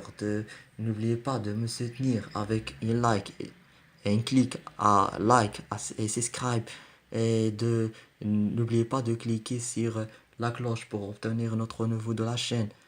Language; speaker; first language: French; non-native, learner; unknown